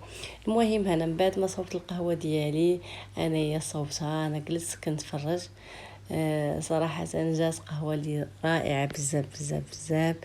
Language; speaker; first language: Arabic; native; Arabic